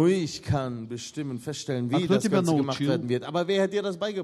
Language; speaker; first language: German; non-native, fluent; Russian